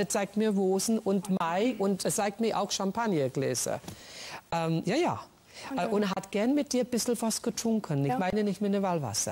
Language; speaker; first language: German; non-native, fluent; English